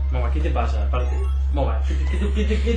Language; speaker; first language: Spanish; native; Spanish